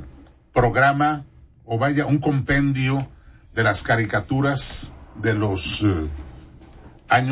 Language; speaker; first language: Spanish; native; Spanish